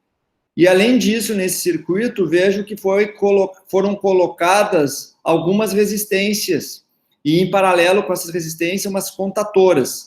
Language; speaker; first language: Portuguese; native; Portuguese